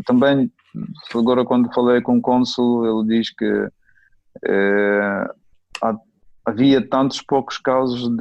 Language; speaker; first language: Portuguese; non-native, fluent; Ukrainian